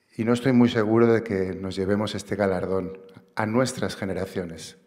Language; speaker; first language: Spanish; native; Spanish